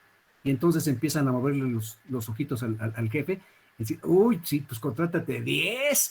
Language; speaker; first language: Spanish; native; Spanish